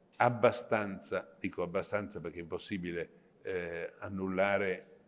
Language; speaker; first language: Italian; native; Italian